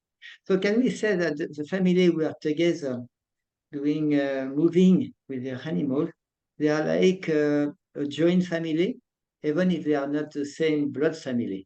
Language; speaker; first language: English; non-native, fluent; French